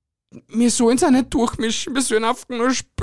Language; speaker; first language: German; native; German